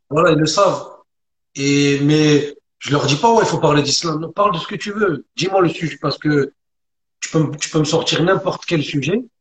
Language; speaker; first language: French; early bilingual, other home language; Arabic